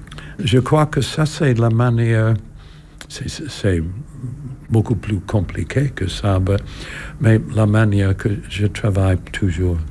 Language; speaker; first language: French; non-native, learner; English